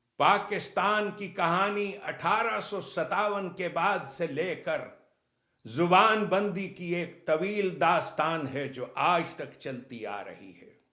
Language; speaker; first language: Urdu; native; Urdu